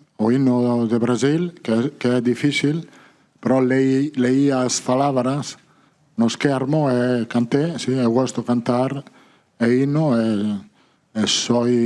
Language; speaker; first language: Portuguese; non-native, learner; Italian